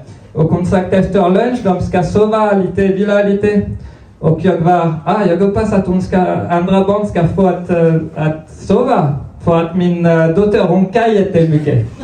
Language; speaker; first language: Swedish; non-native, fluent; French